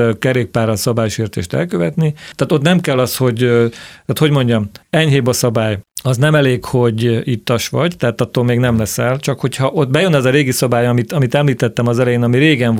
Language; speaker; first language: Hungarian; native; Hungarian